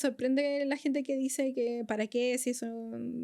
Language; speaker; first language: Spanish; native; Spanish